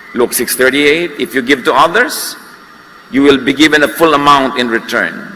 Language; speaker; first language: English; non-native, local second language; Filipino